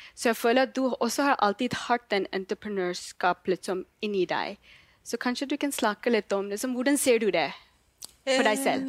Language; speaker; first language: Norwegian; non-native, learner; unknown